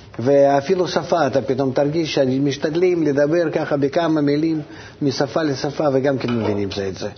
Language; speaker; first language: Hebrew; non-native, fluent; Russian